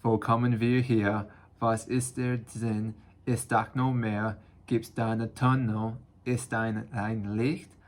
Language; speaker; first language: German; non-native, learner; English